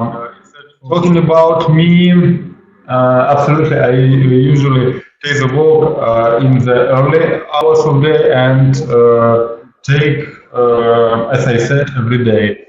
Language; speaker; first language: English; non-native, learner; Russian